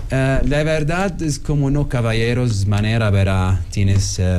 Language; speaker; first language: Spanish; non-native, learner; Arabic